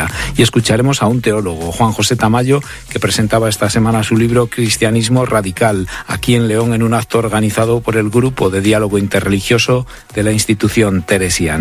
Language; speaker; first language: Spanish; native; Spanish